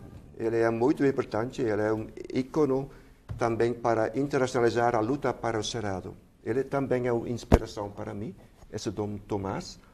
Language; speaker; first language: Portuguese; non-native, fluent; Dutch